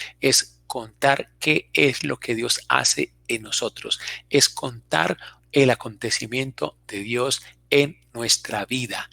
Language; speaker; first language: Spanish; native; Spanish